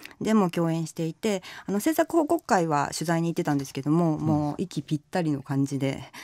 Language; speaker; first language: Japanese; native; Japanese